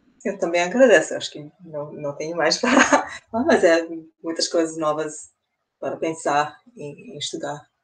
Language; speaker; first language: Portuguese; non-native, fluent; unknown